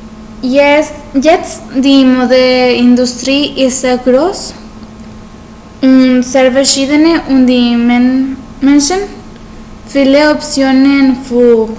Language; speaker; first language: German; non-native, learner; Spanish